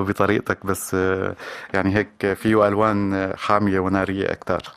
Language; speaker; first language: Arabic; native; Arabic